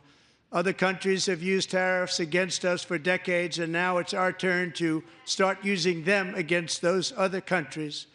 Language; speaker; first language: English; native; English